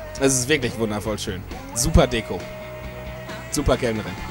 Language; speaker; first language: German; native; German